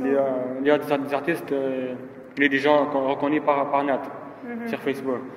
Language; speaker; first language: French; non-native, learner; Arabic